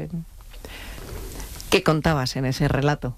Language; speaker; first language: Spanish; native; Spanish